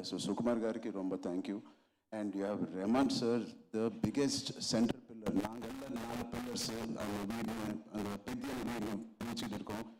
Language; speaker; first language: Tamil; non-native, local second language; Telugu